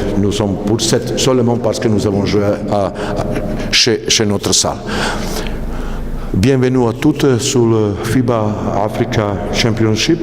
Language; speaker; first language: French; non-native, learner; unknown